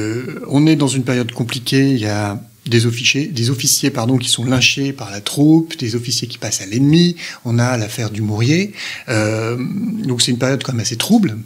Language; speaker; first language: French; native; French